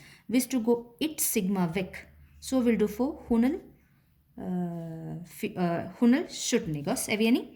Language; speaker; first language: Danish; non-native, fluent; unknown